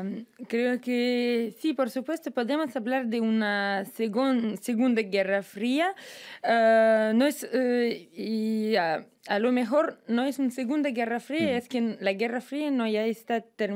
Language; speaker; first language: Spanish; non-native, fluent; Russian